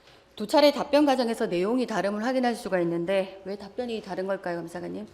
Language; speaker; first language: Korean; native; Korean